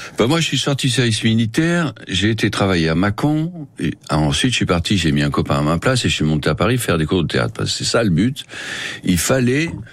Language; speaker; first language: French; non-native, local second language; Spanish